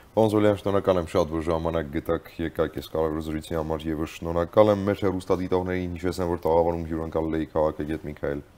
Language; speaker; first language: Armenian; native; Armenian